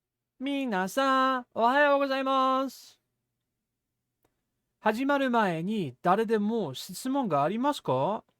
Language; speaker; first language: Japanese; non-native, fluent; English